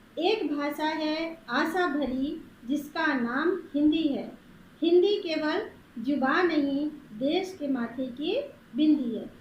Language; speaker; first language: Hindi; native; Hindi